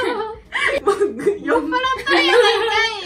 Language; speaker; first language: Japanese; native; Japanese